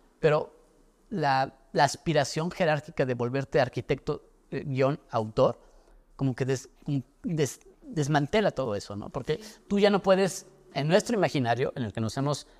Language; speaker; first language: Spanish; native; Spanish